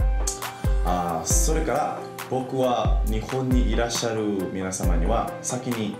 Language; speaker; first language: Japanese; non-native, learner; Korean